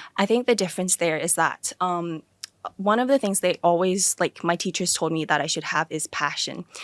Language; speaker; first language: English; early bilingual, other home language; Thai